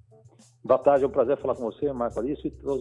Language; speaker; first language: Portuguese; native; Portuguese